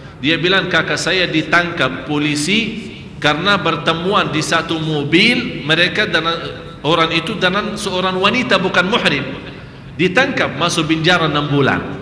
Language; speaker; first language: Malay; non-native, fluent; Arabic